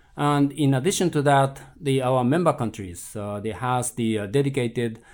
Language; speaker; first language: English; non-native, fluent; Japanese